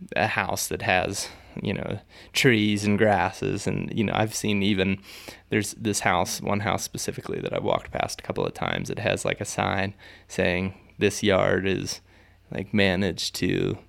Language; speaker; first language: English; native; English